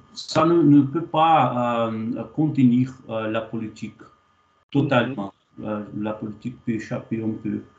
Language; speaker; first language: French; non-native, fluent; Portuguese